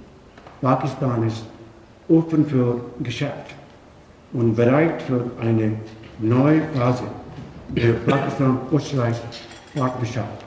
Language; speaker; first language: German; non-native, learner; Punjabi